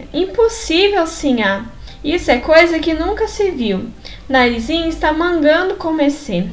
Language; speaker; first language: Portuguese; native; Portuguese